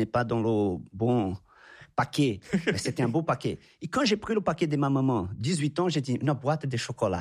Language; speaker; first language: French; non-native, fluent; Portuguese